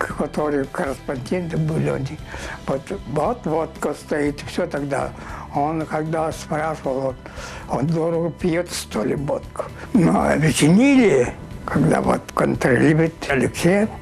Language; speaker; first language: Russian; non-native, local second language; Yakut